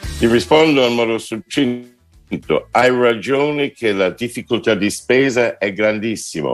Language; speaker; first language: Italian; non-native, fluent; English